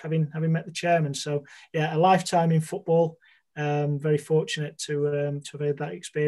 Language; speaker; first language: English; native; English